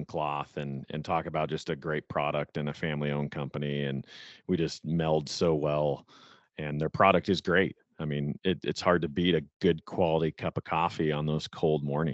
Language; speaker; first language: English; native; English